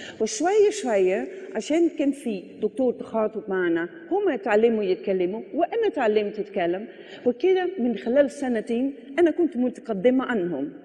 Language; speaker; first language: Arabic; non-native, fluent; Dutch